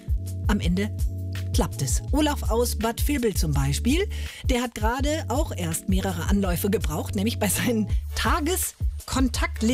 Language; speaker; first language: German; native; German